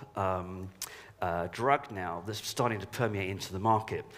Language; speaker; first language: English; native; English